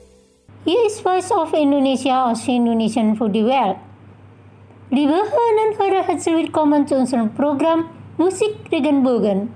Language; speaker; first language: German; non-native, fluent; Indonesian